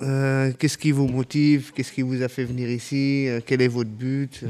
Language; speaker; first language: French; native; French